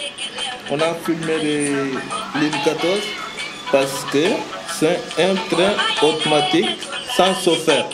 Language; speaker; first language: French; non-native, learner; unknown